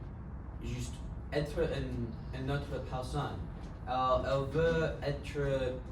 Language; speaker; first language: French; non-native, learner; English